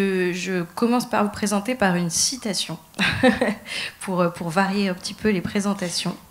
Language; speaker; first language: French; native; French